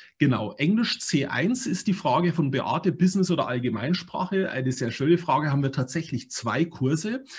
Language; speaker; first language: German; native; German